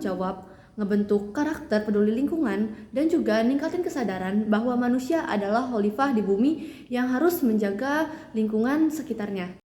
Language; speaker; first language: Indonesian; native; Indonesian